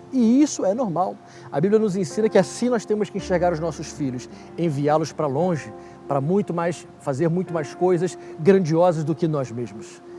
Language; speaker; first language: Portuguese; native; Portuguese